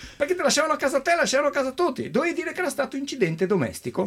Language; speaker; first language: Italian; non-native, fluent; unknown